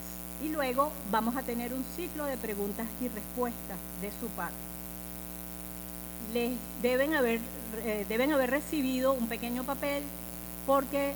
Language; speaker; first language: Spanish; native; Spanish